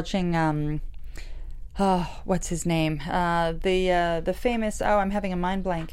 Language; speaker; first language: English; native; English